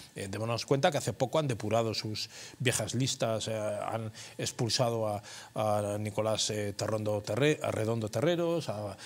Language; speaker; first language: Spanish; native; Spanish